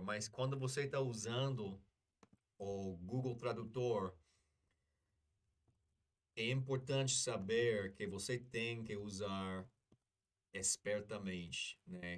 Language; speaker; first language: Portuguese; non-native, fluent; English